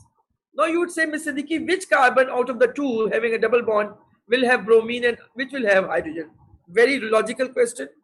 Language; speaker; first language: English; non-native, local second language; Urdu